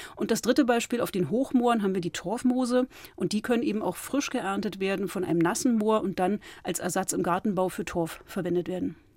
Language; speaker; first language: German; native; German